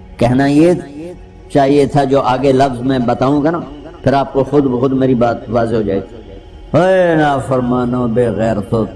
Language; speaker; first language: Urdu; non-native, local second language; Punjabi